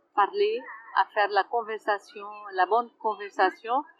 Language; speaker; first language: French; non-native, fluent; Arabic